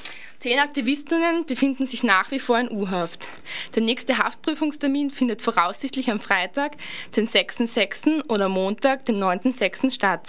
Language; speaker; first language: German; native; German